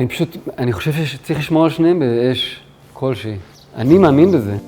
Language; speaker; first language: Hebrew; native; Hebrew